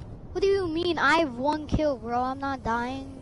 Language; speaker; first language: English; native; English